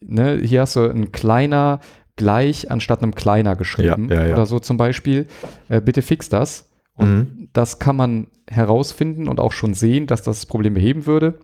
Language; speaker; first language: German; native; German